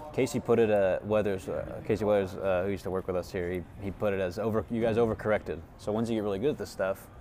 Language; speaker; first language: English; native; English